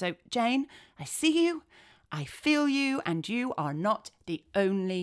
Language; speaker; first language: English; native; English